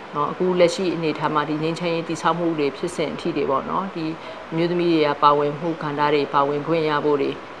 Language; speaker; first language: Burmese; non-native, local second language; S'gaw Karen